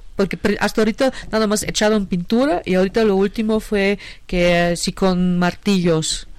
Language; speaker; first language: Spanish; non-native, fluent; German